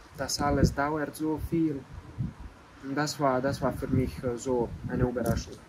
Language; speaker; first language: German; non-native, learner; Bosnian